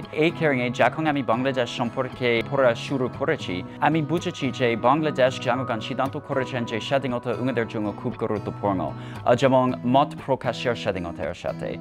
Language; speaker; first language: Bangla; non-native, learner; English